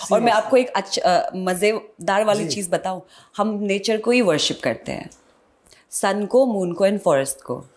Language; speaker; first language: Hindi; non-native, local second language; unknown